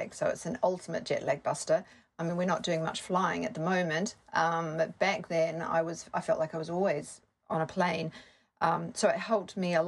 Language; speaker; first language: English; native; English